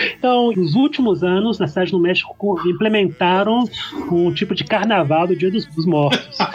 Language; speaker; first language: Portuguese; early bilingual, heritage; Portuguese